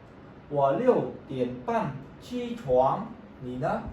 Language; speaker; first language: Chinese; non-native, fluent; Khmer